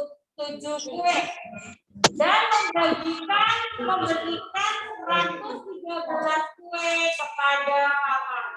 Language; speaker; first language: Indonesian; native; Indonesian